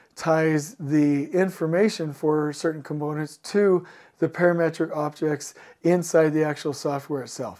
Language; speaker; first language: English; native; English